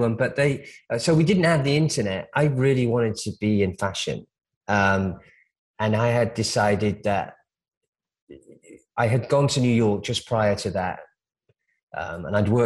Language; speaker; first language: English; native; English